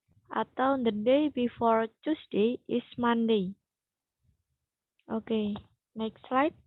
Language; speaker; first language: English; non-native, learner; Indonesian